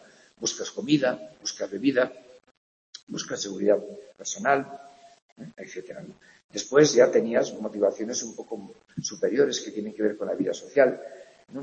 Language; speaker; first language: Spanish; native; Spanish